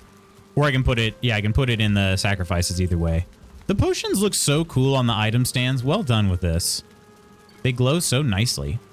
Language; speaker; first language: English; native; English